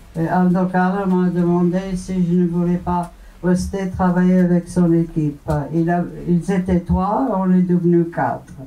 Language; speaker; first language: French; non-native, fluent; English